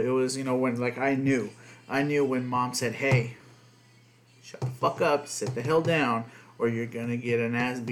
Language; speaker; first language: English; early bilingual, other home language; Spanish